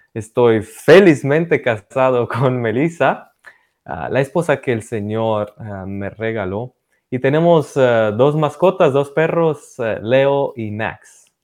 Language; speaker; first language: Spanish; non-native, fluent; Romanian